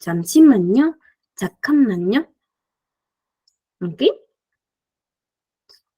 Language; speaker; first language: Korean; non-native, fluent; Spanish